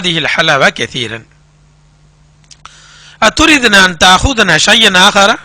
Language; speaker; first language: Arabic; non-native, fluent; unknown